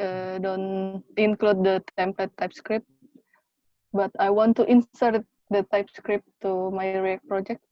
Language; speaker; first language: English; non-native, learner; Indonesian